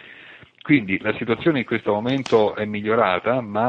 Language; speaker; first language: Italian; native; Italian